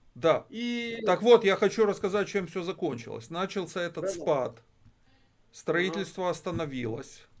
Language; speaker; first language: Russian; native; Russian